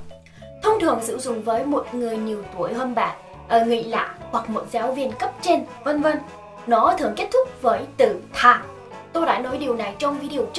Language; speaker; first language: Vietnamese; non-native, fluent; Korean